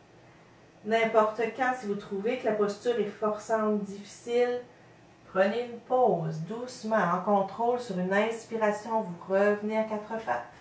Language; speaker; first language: French; native; French